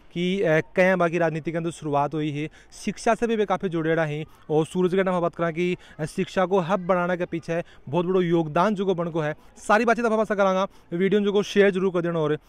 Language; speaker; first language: Hindi; native; Hindi